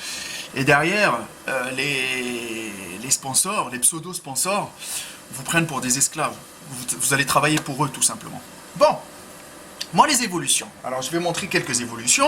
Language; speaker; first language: French; native; French